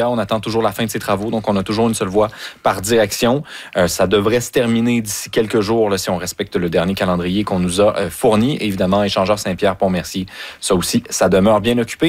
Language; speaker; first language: French; native; French